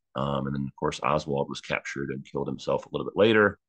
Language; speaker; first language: English; native; English